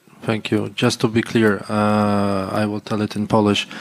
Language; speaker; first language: English; non-native, fluent; Polish